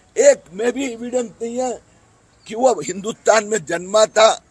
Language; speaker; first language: Hindi; non-native, local second language; Marathi